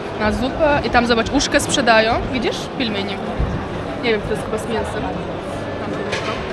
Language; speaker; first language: Polish; non-native, fluent; Uzbek